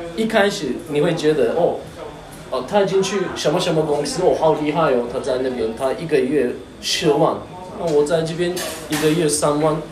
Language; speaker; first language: Chinese; non-native, fluent; Turkish